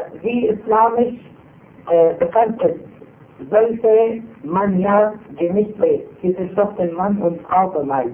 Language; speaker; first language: German; non-native, fluent; Arabic